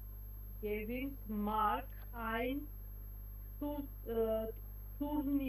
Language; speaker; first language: German; non-native, learner; Bangla